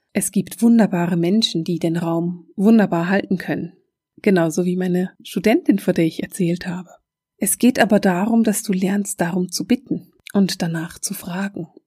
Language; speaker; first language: German; native; German